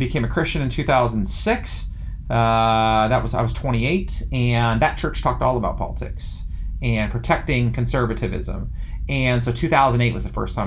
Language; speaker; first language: English; native; English